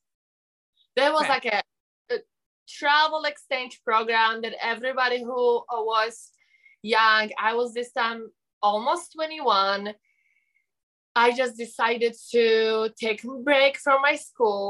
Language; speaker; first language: English; non-native, learner; Polish